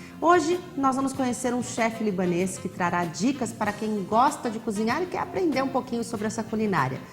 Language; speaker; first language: Portuguese; native; Portuguese